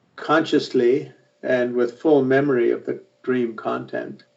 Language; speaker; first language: English; native; English